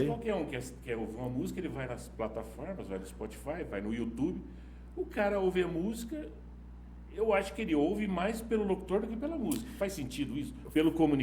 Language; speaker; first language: Portuguese; native; Portuguese